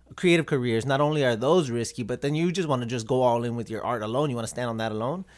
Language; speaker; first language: English; native; English